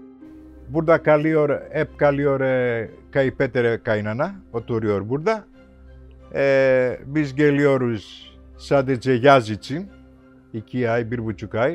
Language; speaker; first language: Turkish; non-native, local second language; Greek